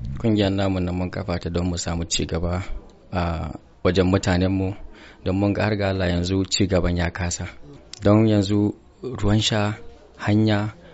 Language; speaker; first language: Hausa; non-native, local second language; Fula